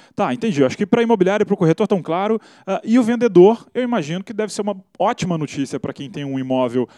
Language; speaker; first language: Portuguese; native; Portuguese